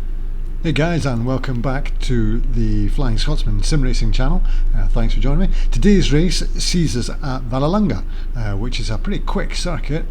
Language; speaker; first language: English; native; English